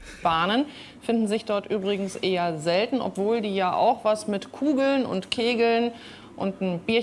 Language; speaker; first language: German; native; German